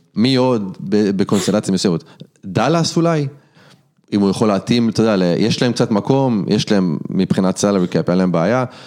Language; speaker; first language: Hebrew; native; Hebrew